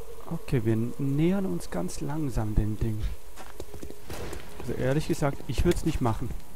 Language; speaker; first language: German; non-native, fluent; Swiss German